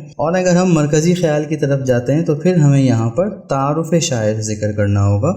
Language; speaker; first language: Urdu; native; Urdu